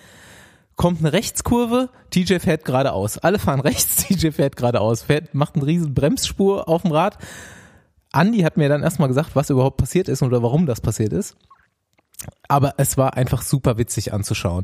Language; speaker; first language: German; native; German